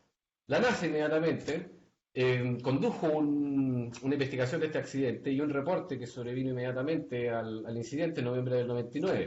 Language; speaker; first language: Spanish; native; Spanish